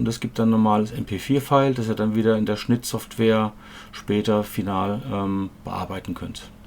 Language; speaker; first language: German; native; German